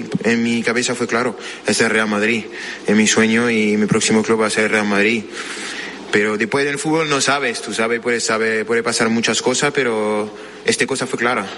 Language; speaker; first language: Spanish; non-native, fluent; French